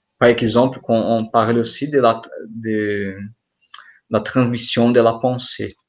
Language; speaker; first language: French; non-native, fluent; Portuguese